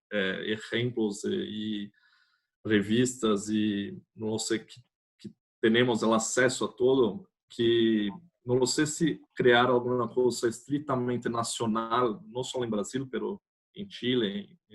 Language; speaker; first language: Spanish; non-native, fluent; Portuguese